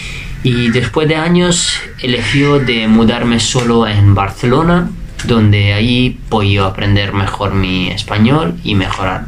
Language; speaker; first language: Spanish; non-native, fluent; Italian